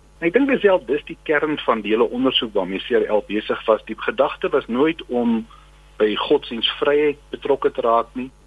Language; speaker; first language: Afrikaans; native; Afrikaans